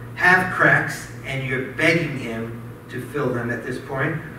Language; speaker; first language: English; native; English